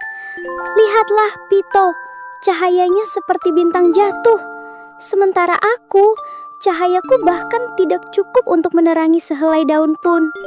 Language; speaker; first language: Indonesian; native; Indonesian